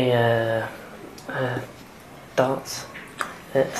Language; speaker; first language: Spanish; non-native, learner; English